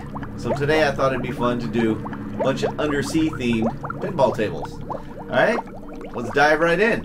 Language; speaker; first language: English; native; English